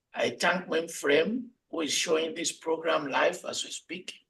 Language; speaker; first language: English; non-native, local second language; Yoruba